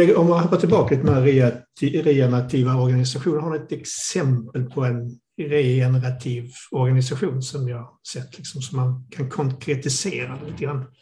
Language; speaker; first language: Swedish; non-native, fluent; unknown